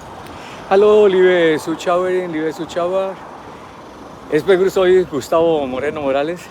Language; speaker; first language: German; non-native, fluent; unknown